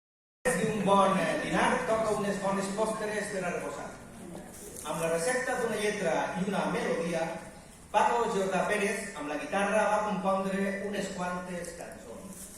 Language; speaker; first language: Catalan; native; Catalan